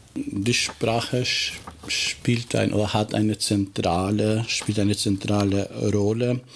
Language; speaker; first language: German; non-native, fluent; Albanian